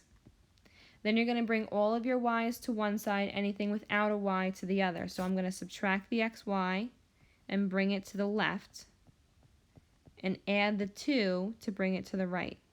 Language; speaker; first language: English; native; English